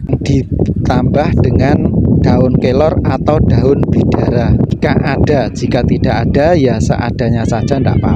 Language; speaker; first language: Indonesian; native; Indonesian